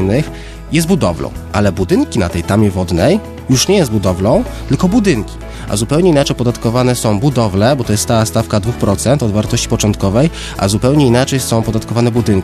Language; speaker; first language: Polish; native; Polish